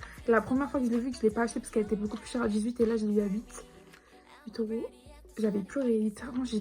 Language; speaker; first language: French; native; French